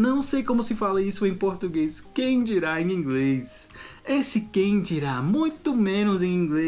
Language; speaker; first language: Portuguese; non-native, fluent; English